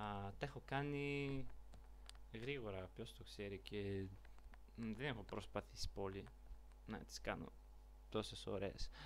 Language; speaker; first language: Greek; non-native, learner; Bulgarian